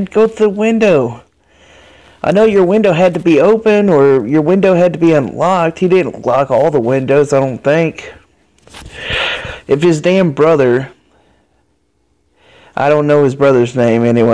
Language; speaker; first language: English; native; English